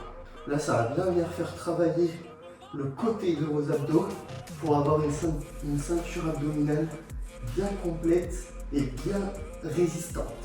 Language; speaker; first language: French; native; French